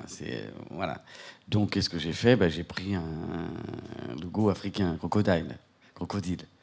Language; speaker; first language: French; native; French